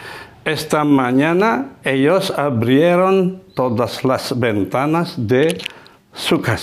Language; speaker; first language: Spanish; non-native, fluent; Indonesian